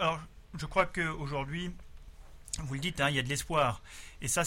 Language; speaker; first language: French; native; French